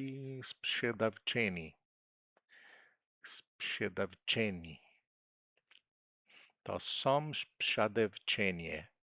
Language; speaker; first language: Polish; non-native, learner; Portuguese